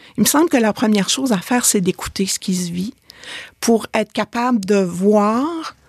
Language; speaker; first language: French; native; French